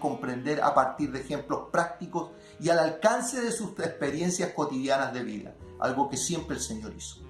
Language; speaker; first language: Spanish; native; Spanish